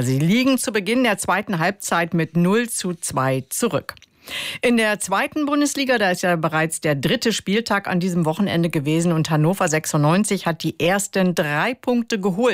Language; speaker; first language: German; native; German